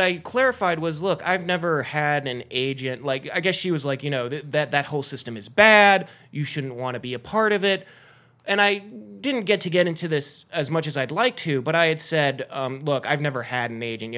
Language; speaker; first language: English; native; English